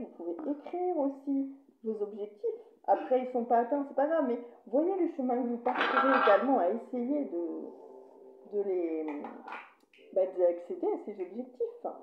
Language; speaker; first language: French; native; French